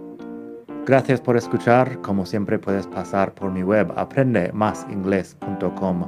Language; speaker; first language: Spanish; non-native, fluent; English